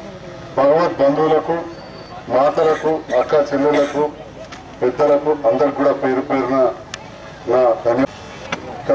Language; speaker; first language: Telugu; native; Telugu